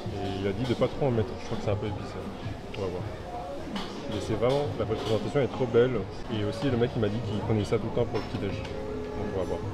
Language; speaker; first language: French; early bilingual, other home language; Chinese